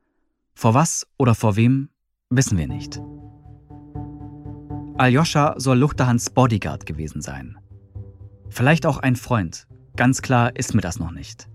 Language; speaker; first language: German; native; German